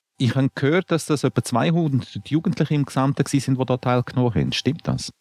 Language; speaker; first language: German; native; German